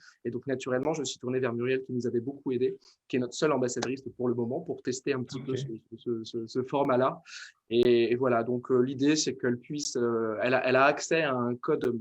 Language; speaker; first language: French; native; French